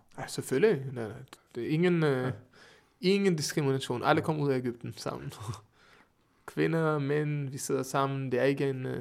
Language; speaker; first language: Danish; non-native, fluent; Hebrew